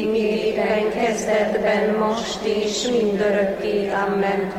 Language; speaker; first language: Hungarian; native; Hungarian